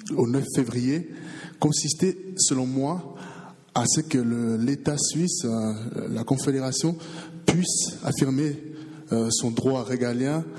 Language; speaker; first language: French; early bilingual, other home language; Portuguese